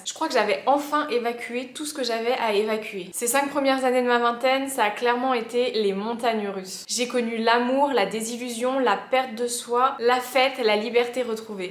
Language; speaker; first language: French; native; French